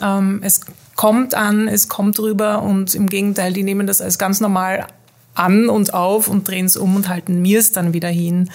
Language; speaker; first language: German; early bilingual, heritage; German